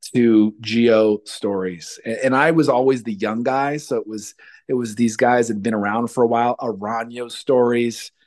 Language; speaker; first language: English; native; English